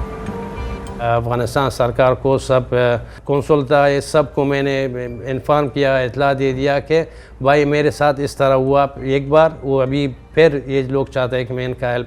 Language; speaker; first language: Hindi; non-native, learner; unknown